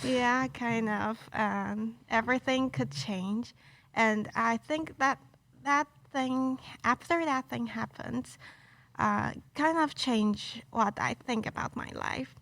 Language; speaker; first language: English; non-native, local second language; Chinese